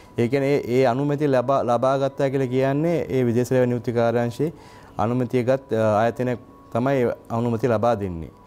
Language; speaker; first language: Sinhala; non-native, local second language; Tamil